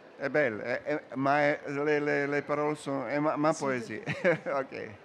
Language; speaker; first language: French; non-native, learner; Serbian